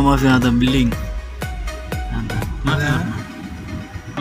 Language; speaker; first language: Arabic; non-native, learner; Bangla